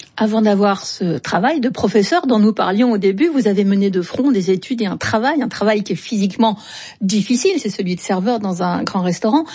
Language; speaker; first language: French; native; French